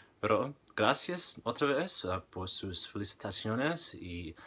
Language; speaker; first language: Spanish; non-native, fluent; English